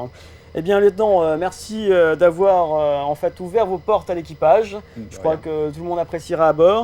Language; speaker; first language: French; native; French